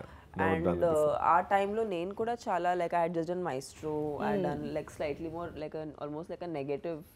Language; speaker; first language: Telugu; non-native, fluent; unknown